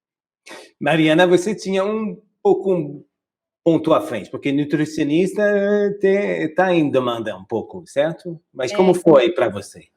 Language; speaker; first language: Portuguese; non-native, fluent; French